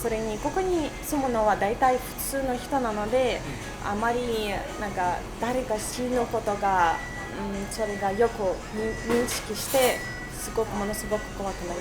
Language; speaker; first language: Japanese; non-native, fluent; Russian